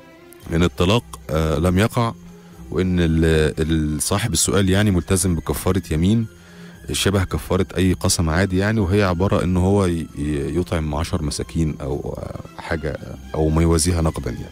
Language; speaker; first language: Arabic; native; Arabic